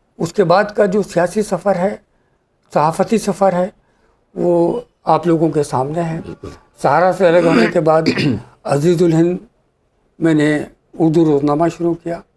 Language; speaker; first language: Urdu; native; Urdu